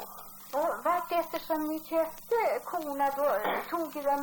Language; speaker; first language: Swedish; native; Swedish